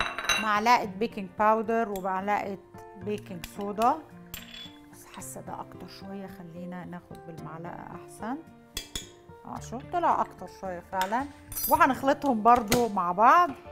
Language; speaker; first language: Arabic; native; Arabic